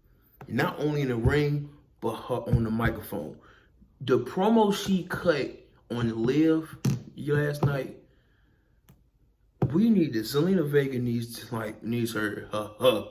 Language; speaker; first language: English; native; English